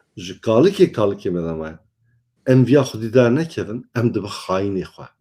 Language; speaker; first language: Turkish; non-native, local second language; Kurdish